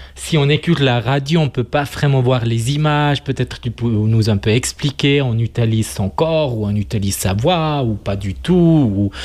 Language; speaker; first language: French; non-native, local second language; German